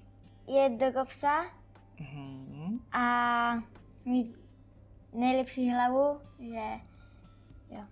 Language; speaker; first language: Czech; early bilingual, heritage; Czech